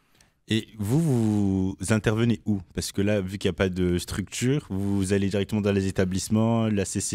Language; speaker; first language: French; native; French